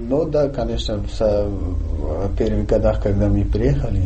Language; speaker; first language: Russian; non-native, fluent; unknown